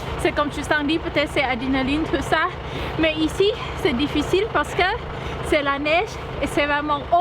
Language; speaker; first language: French; non-native, learner; Thai